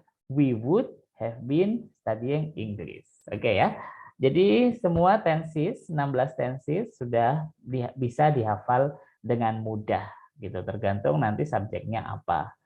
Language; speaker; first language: Indonesian; native; Indonesian